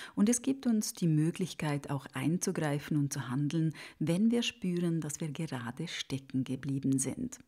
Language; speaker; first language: German; native; German